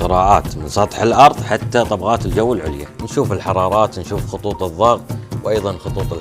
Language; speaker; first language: Arabic; native; Arabic